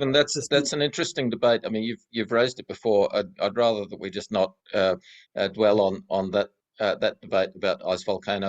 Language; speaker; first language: English; native; English